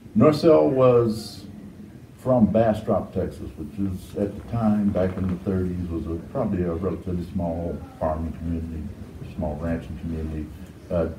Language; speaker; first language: English; native; English